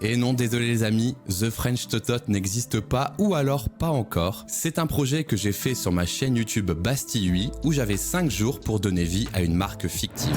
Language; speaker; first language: French; native; French